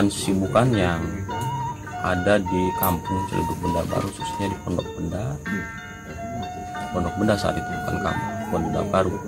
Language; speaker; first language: Indonesian; native; Indonesian